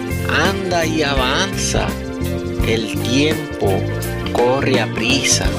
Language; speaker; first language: Spanish; native; Spanish